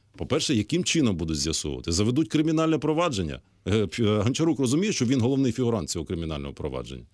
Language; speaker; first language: Ukrainian; native; Ukrainian